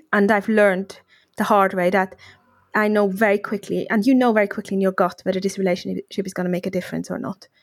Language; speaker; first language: English; non-native, fluent; Swiss German